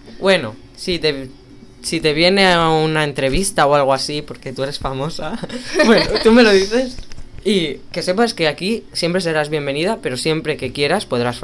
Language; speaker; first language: Spanish; native; Spanish